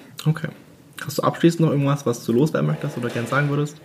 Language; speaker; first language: German; native; German